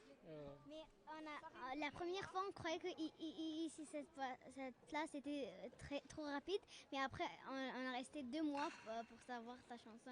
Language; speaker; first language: French; non-native, fluent; Arabic